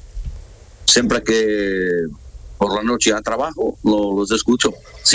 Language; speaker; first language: Spanish; non-native, learner; Portuguese